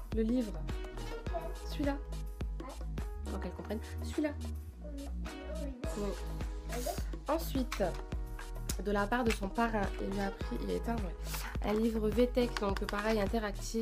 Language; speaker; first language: French; native; French